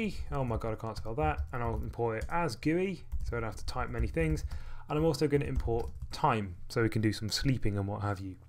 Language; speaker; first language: English; native; English